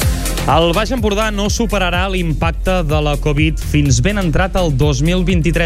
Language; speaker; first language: Catalan; native; Catalan